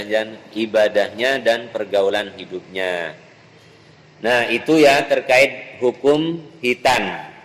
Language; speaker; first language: Indonesian; native; Indonesian